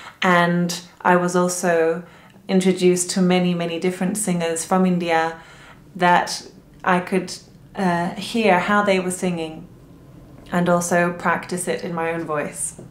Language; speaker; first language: English; native; English